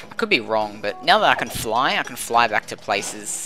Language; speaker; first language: English; native; English